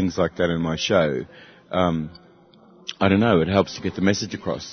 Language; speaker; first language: English; native; English